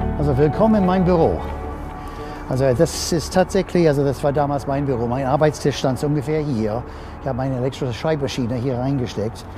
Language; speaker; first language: German; non-native, fluent; English